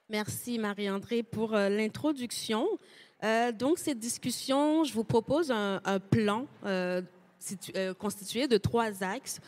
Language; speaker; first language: French; native; French